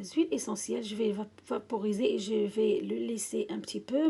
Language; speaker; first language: French; non-native, local second language; Arabic